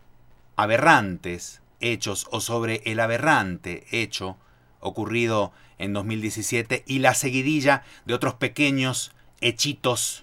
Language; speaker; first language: Spanish; native; Spanish